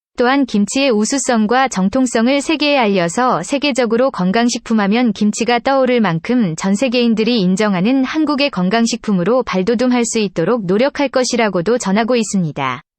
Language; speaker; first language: Korean; native; Korean